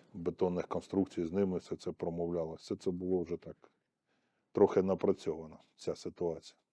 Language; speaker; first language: Ukrainian; native; Ukrainian